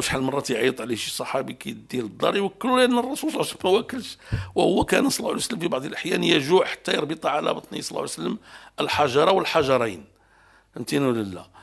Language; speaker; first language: Arabic; native; Arabic